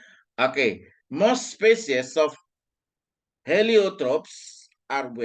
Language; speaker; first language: English; non-native, fluent; Indonesian